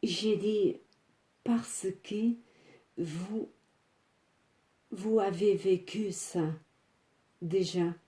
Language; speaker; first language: French; non-native, fluent; Portuguese